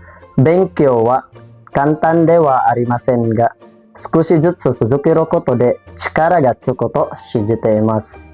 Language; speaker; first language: Japanese; non-native, learner; Filipino